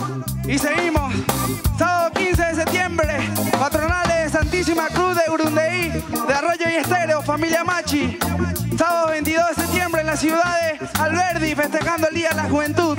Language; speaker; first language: Spanish; native; Spanish